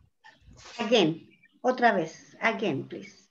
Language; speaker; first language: English; non-native, fluent; Spanish